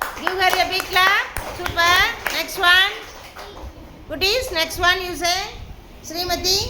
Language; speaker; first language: English; non-native, local second language; Tamil